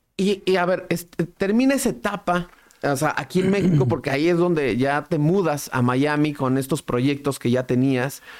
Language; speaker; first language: Spanish; native; Spanish